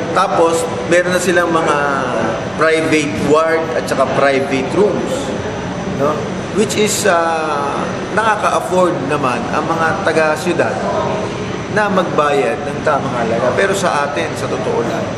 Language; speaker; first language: Filipino; non-native, local second language; Waray